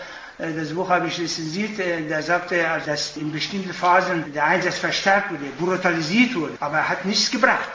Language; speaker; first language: German; non-native, fluent; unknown